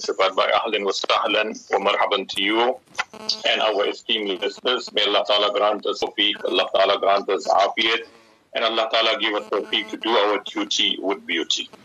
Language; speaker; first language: English; native; English